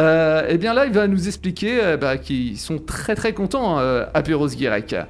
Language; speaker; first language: French; native; French